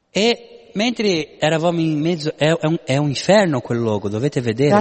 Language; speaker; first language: Italian; non-native, fluent; Portuguese